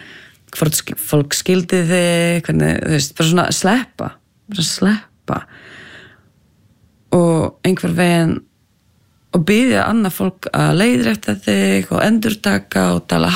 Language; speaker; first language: Icelandic; non-native, fluent; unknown